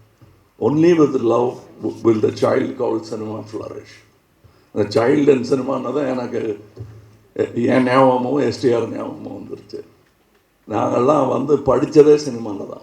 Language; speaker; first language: Tamil; native; Tamil